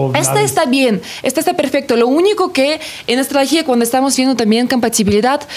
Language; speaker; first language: Spanish; non-native, fluent; Russian